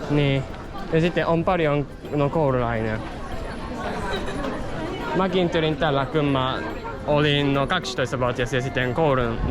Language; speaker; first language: Finnish; non-native, learner; Japanese